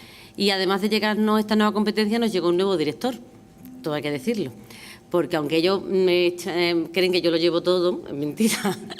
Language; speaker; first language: Spanish; native; Spanish